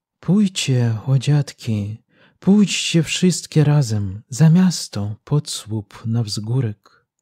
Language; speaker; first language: Polish; early bilingual, heritage; Polish